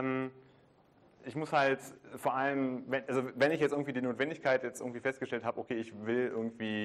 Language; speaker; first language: German; native; German